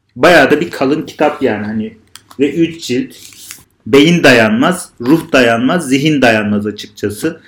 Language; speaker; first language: Turkish; native; Turkish